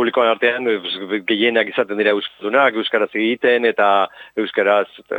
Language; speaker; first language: Basque; non-native, local second language; Spanish